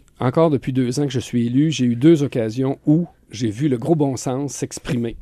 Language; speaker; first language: French; native; French